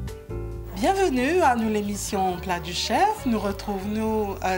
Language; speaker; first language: French; non-native, local second language; Morisyen